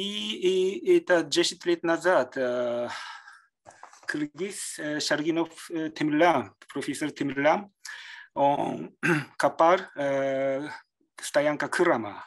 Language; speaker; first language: Russian; non-native, learner; Japanese